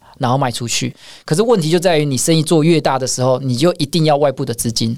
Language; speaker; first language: Chinese; native; Chinese